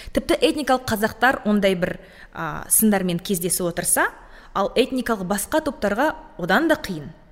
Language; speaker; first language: Kazakh; native; Kazakh